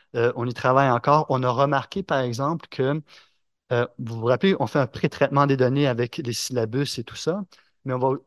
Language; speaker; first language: French; native; French